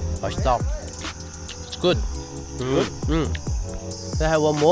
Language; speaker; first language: English; non-native, learner; Korean